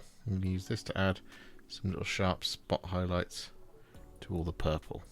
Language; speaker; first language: English; native; English